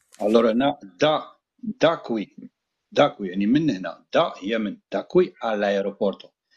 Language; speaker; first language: Italian; non-native, fluent; Arabic